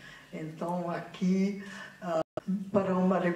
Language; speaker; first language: Portuguese; non-native, fluent; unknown